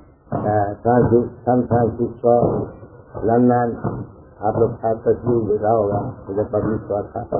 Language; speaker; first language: Hindi; non-native, local second language; Bangla